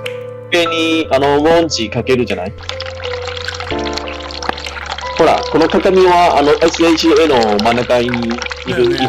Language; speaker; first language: Japanese; non-native, learner; Chinese